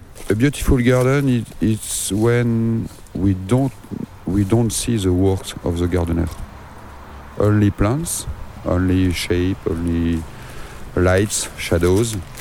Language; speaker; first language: English; non-native, learner; French